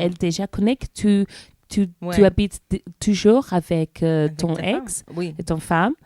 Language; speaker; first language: French; non-native, learner; English